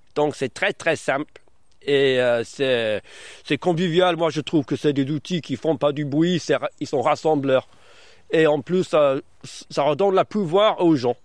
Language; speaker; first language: French; early bilingual, other home language; English